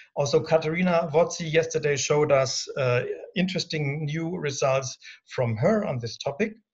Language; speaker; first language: English; non-native, fluent; German